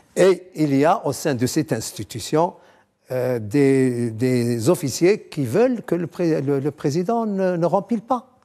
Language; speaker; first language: French; non-native, local second language; Arabic